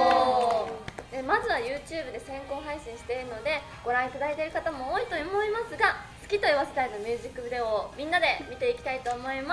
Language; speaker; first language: Japanese; native; Japanese